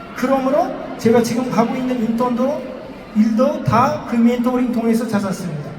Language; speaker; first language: Korean; non-native, fluent; Uzbek